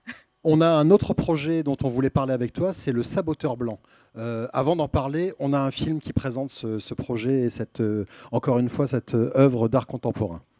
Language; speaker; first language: French; native; French